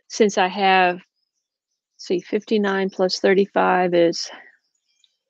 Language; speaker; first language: English; native; English